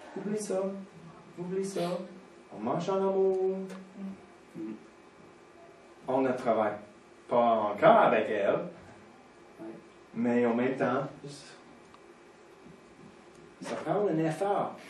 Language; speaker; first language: French; non-native, fluent; English